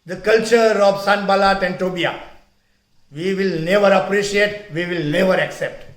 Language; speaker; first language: English; non-native, local second language; Gujarati